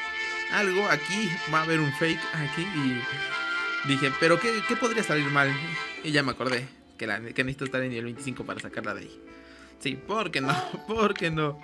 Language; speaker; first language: Spanish; native; Spanish